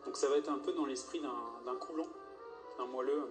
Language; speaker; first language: French; native; French